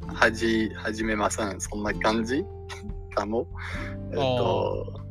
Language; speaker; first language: Japanese; non-native, learner; English